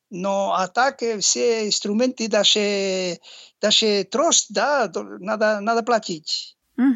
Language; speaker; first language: Russian; non-native, learner; Basque